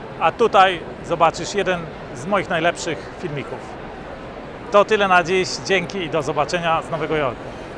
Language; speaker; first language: Polish; native; Polish